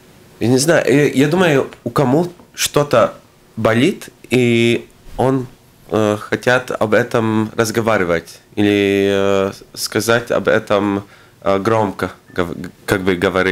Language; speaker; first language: Russian; non-native, local second language; Latvian